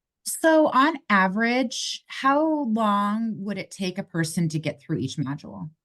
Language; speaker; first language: English; native; English